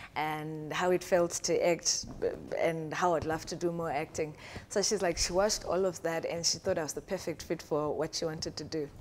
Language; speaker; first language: English; non-native, local second language; Shona